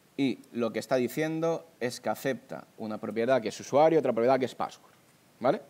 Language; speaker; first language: Spanish; native; Spanish